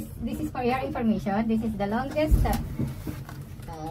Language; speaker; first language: English; non-native, local second language; Filipino